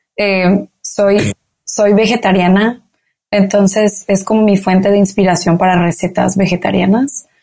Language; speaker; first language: Spanish; native; Spanish